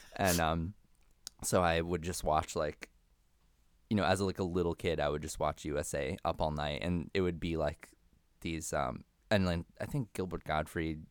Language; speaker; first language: English; native; English